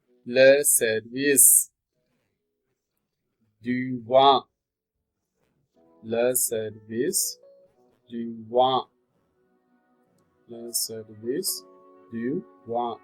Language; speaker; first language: French; non-native, fluent; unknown